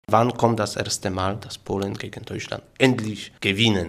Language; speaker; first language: German; non-native, learner; Polish